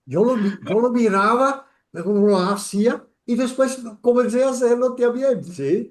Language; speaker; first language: Spanish; non-native, fluent; German